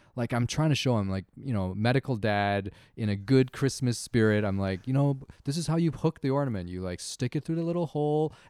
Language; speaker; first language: English; native; English